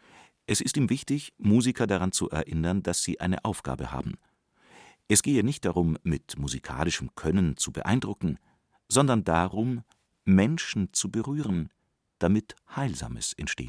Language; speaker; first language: German; native; German